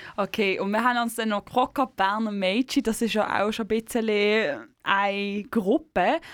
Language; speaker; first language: German; native; German